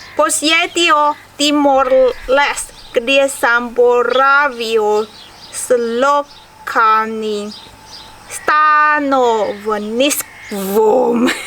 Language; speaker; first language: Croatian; non-native, learner; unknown